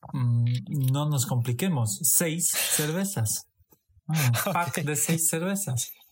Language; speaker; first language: Spanish; non-native, fluent; Romanian